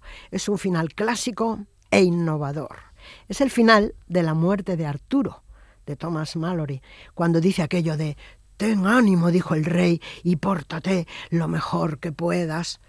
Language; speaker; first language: Spanish; native; Spanish